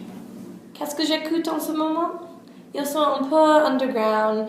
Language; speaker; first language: French; non-native, learner; English